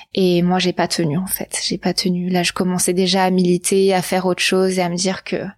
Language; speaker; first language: French; native; French